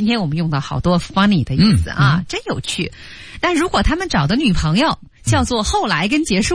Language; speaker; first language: Chinese; native; Chinese